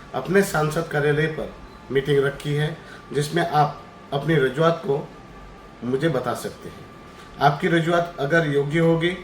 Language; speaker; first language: Hindi; non-native, local second language; Gujarati